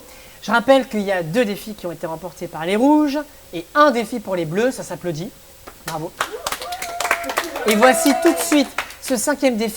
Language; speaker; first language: French; native; French